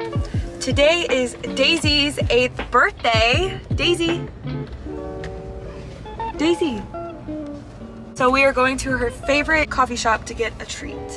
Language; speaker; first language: English; native; English